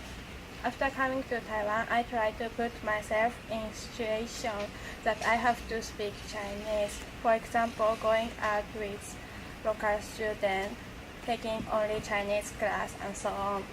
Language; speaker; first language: English; non-native, learner; Japanese